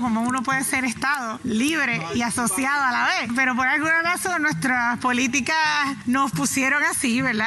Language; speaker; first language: Spanish; native; Spanish